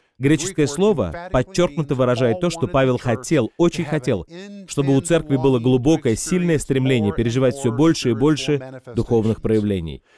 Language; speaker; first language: Russian; non-native, fluent; English